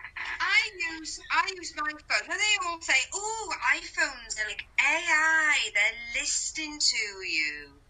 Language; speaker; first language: English; native; English